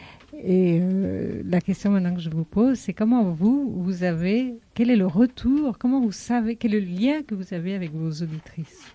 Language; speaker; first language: French; native; French